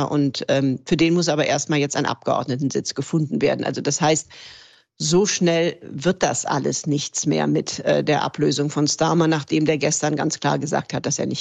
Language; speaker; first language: German; native; German